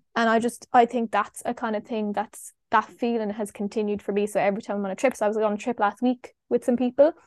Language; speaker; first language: English; native; English